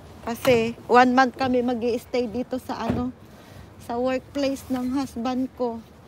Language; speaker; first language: Filipino; non-native, local second language; Cebuano